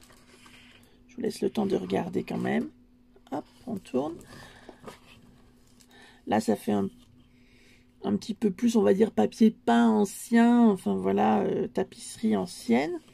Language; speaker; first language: French; native; French